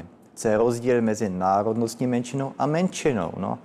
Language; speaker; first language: Czech; early bilingual, heritage; Czech